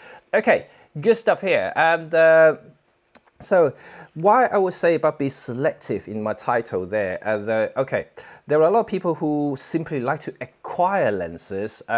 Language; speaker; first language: English; non-native, local second language; Cantonese